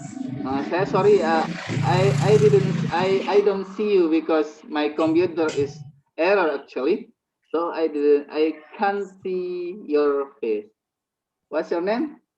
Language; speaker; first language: English; non-native, fluent; Indonesian